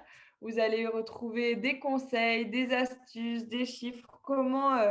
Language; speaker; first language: French; native; French